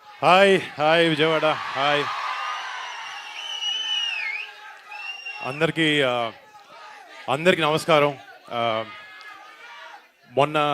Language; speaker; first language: Telugu; native; Telugu